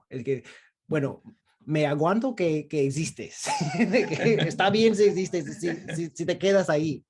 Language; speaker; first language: Spanish; non-native, fluent; English